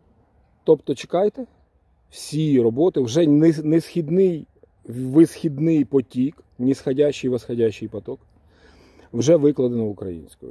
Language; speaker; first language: Ukrainian; non-native, local second language; Russian